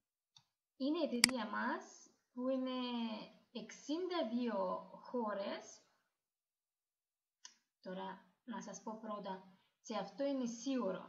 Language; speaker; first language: Greek; non-native, learner; Russian